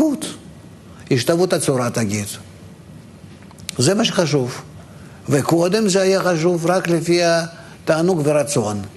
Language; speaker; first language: Hebrew; non-native, fluent; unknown